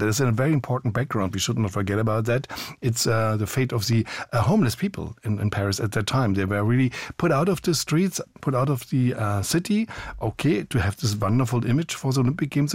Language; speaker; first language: English; non-native, fluent; German